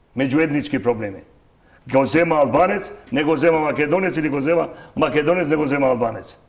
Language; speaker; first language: Macedonian; non-native, local second language; Albanian